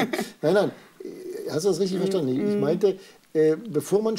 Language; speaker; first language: German; native; German